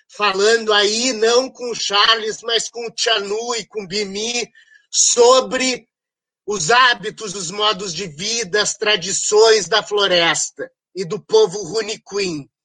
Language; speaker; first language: Portuguese; native; Portuguese